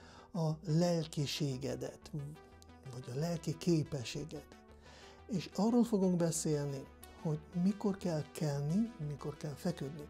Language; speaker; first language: Hungarian; non-native, fluent; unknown